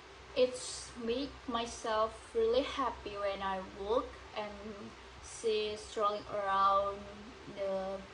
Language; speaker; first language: English; non-native, learner; Indonesian